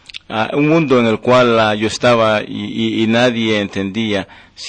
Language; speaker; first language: Spanish; native; Spanish